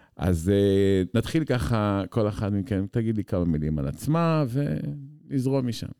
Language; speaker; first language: Hebrew; native; Hebrew